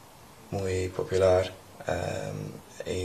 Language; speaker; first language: Spanish; non-native, learner; English